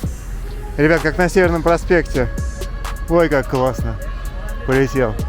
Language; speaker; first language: Russian; native; Russian